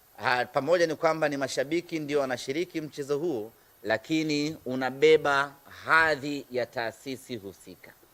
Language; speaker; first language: Swahili; native; Swahili